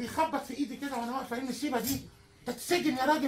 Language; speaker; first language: Arabic; native; Arabic